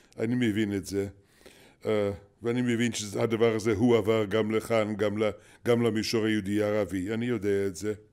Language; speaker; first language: Hebrew; non-native, fluent; English